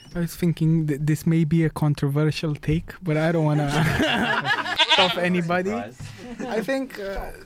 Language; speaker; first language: English; non-native, fluent; Romanian